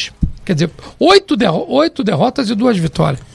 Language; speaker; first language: Portuguese; native; Portuguese